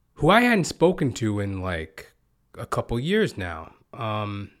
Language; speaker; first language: English; native; English